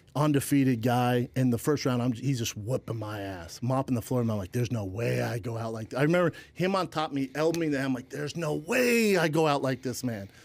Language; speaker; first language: English; native; English